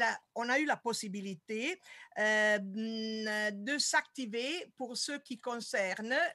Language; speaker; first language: French; non-native, fluent; Italian